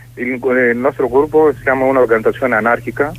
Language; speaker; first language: Italian; non-native, learner; Greek